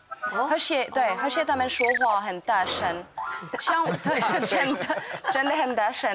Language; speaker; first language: Chinese; non-native, fluent; French